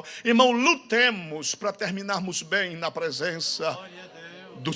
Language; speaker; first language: Portuguese; native; Portuguese